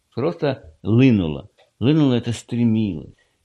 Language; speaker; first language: Ukrainian; non-native, local second language; Russian